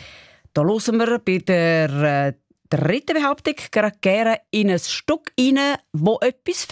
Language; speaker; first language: German; native; German